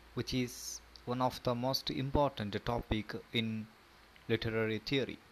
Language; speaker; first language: English; non-native, local second language; Malayalam